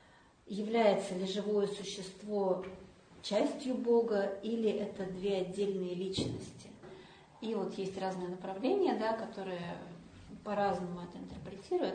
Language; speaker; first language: Russian; native; Russian